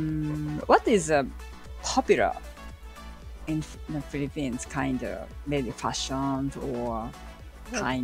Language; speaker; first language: English; non-native, learner; Japanese